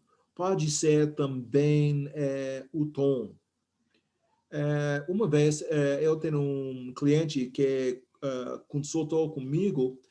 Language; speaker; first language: Portuguese; non-native, fluent; English